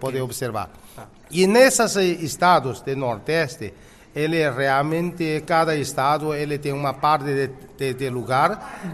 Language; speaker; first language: Portuguese; non-native, fluent; Chinese